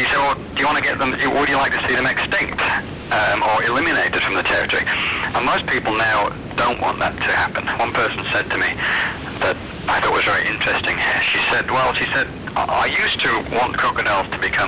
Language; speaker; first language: English; native; English